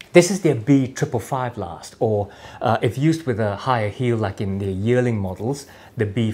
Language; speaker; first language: English; native; English